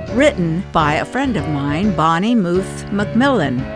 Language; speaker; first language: English; native; English